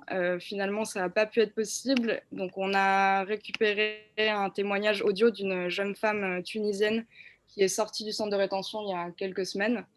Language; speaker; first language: French; native; French